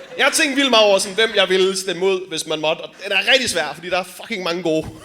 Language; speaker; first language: Danish; native; Danish